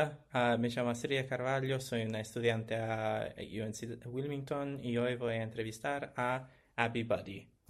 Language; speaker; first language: Spanish; non-native, learner; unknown